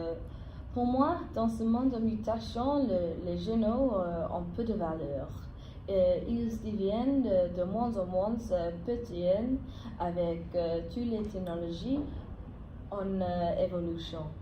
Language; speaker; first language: French; non-native, fluent; English